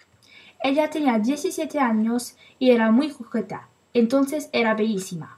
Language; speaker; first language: Spanish; non-native, learner; French